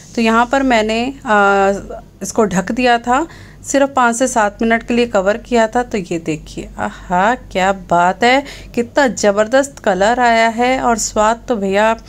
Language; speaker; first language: Hindi; non-native, local second language; Punjabi